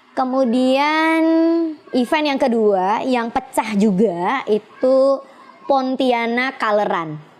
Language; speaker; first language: Indonesian; native; Indonesian